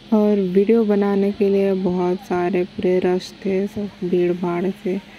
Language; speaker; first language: Hindi; non-native, local second language; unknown